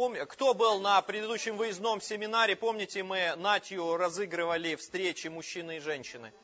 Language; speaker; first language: Russian; native; Russian